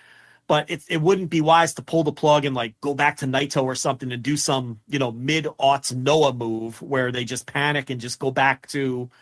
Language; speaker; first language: English; native; English